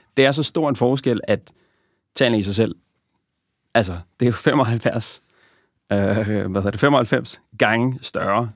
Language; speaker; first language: Danish; early bilingual, other home language; Bosnian